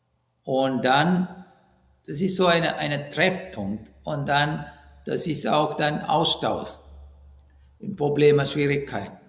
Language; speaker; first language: German; non-native, learner; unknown